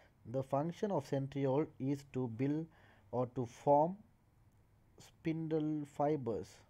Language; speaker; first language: English; non-native, local second language; Tamil